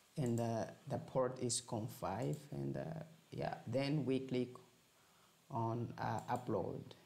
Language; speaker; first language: English; non-native, fluent; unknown